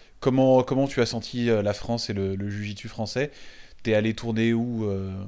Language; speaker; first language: French; native; French